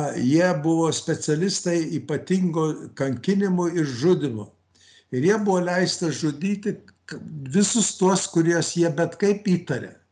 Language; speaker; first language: Lithuanian; early bilingual, heritage; Lithuanian